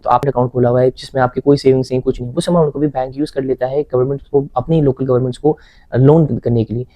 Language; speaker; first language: Urdu; native; Urdu